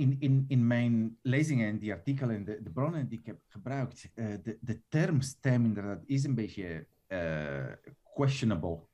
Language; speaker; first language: Dutch; non-native, fluent; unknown